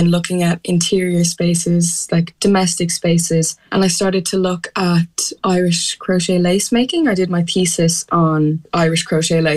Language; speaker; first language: English; native; English